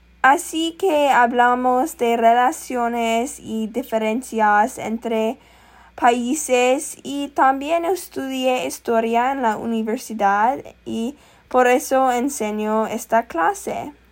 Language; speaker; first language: Spanish; non-native, learner; English